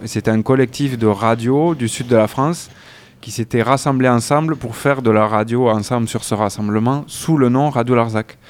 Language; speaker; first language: French; native; French